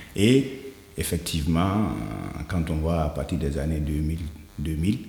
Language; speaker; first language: French; non-native, local second language; Mossi